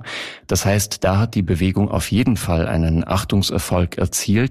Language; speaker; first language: German; native; German